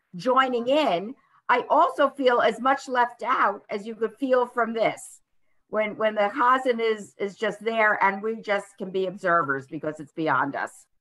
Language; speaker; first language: English; native; English